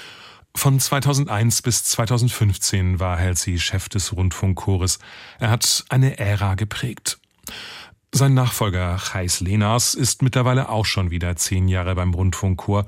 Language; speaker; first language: German; native; German